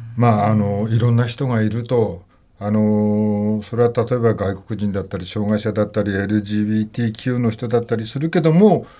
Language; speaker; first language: Japanese; native; Japanese